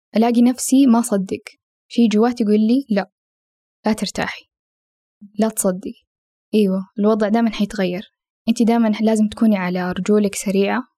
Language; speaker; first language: Arabic; native; Arabic